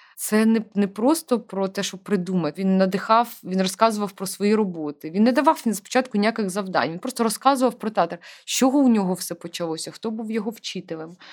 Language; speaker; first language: Ukrainian; non-native, local second language; Russian